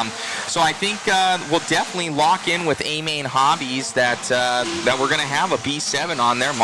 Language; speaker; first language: English; native; English